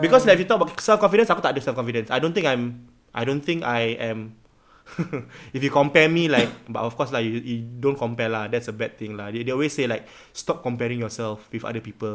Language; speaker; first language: English; non-native, local second language; Malay